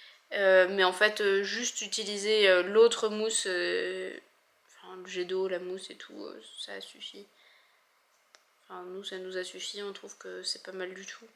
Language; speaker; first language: French; native; French